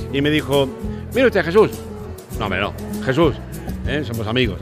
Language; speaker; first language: Spanish; native; Spanish